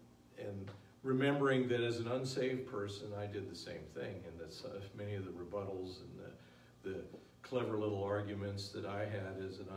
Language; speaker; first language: English; native; English